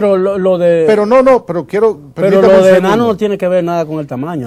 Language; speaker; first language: Spanish; native; Spanish